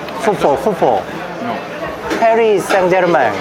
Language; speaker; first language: English; non-native, learner; Korean